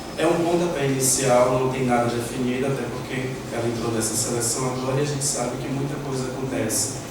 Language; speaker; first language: Portuguese; native; Portuguese